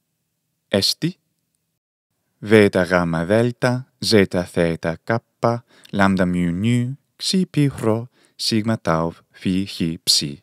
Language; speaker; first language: Greek; non-native, fluent; English